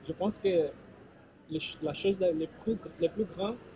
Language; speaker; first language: French; non-native, fluent; Portuguese